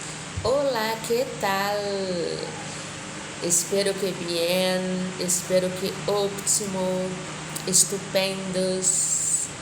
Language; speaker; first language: Spanish; non-native, fluent; Portuguese